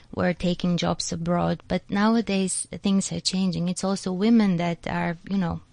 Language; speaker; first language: English; non-native, fluent; Macedonian